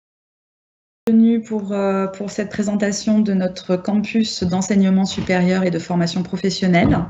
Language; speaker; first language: French; native; French